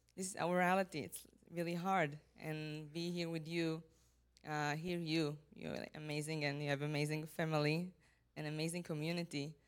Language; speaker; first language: English; non-native, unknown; Hebrew